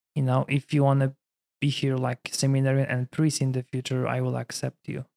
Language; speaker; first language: English; non-native, fluent; Polish